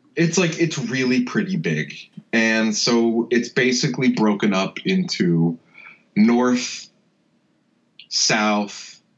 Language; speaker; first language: English; native; English